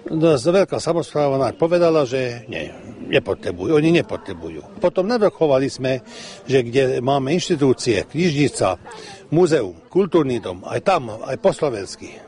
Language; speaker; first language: Slovak; early bilingual, heritage; Slovak